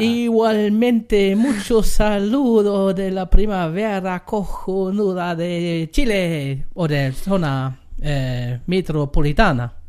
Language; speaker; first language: Spanish; non-native, learner; German